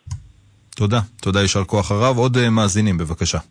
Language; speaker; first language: Hebrew; native; Hebrew